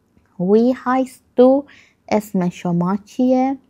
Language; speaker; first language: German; non-native, learner; Persian